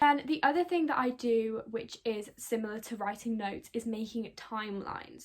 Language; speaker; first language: English; native; English